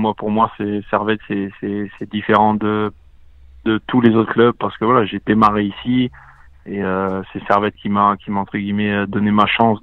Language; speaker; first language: French; native; French